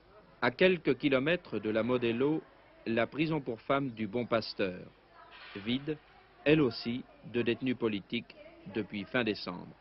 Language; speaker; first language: French; native; French